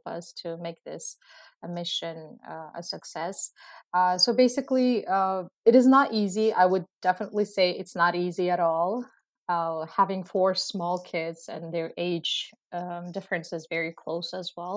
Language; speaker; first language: English; non-native, fluent; Uzbek